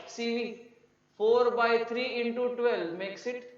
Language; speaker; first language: English; non-native, local second language; Marathi